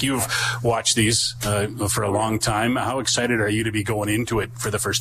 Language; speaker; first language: English; native; English